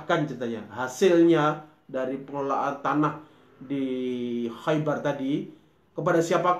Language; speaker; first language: Indonesian; native; Indonesian